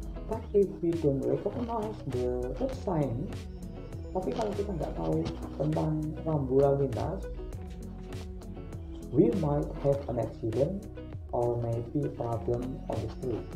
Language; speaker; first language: English; non-native, fluent; Indonesian